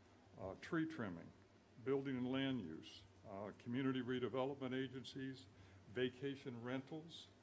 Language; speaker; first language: English; native; English